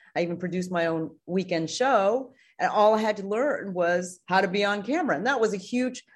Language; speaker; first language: English; native; English